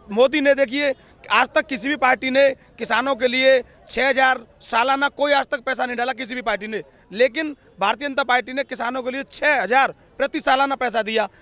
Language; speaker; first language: Hindi; native; Hindi